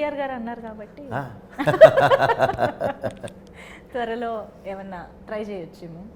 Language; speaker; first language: Telugu; native; Telugu